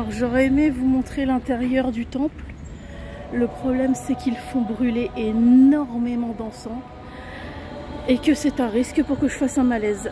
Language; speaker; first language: French; native; French